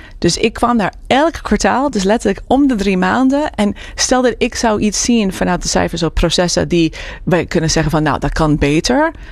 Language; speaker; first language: Dutch; non-native, fluent; English